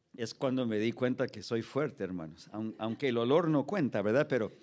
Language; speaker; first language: Spanish; early bilingual, heritage; Spanish